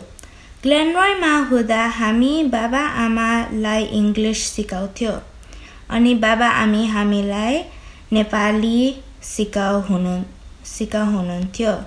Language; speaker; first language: Nepali; early bilingual, heritage; Nepali